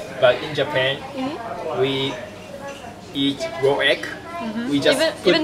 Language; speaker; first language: English; non-native, fluent; Japanese